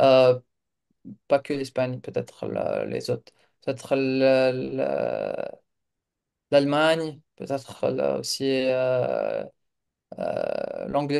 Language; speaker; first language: French; non-native, local second language; Kabyle